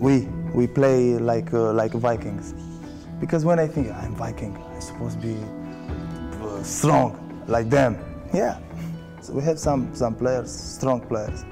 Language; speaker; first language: English; non-native, fluent; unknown